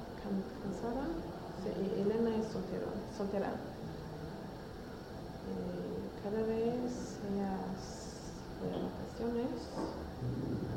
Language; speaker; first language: Spanish; non-native, learner; Swedish